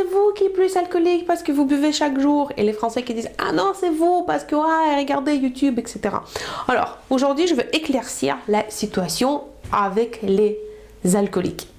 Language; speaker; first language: French; non-native, fluent; Russian